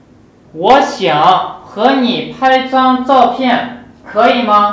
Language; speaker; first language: Chinese; non-native, fluent; Urdu